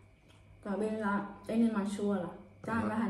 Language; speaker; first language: Vietnamese; native; Vietnamese